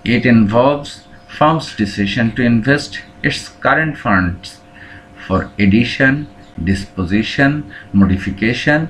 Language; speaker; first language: English; non-native, local second language; Bangla